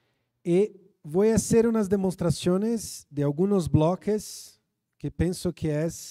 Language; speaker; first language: Spanish; non-native, fluent; Portuguese